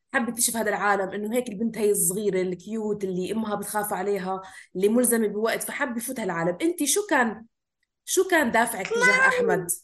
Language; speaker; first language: Arabic; native; Arabic